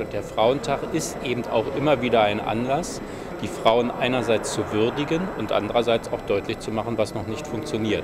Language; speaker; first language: German; native; German